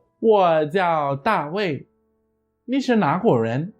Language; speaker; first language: Chinese; non-native, fluent; English